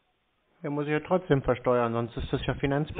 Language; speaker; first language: German; native; German